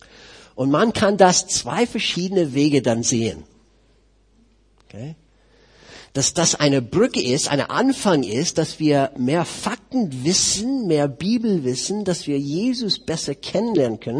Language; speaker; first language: German; non-native, fluent; English